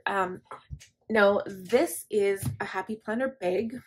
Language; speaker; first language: English; native; English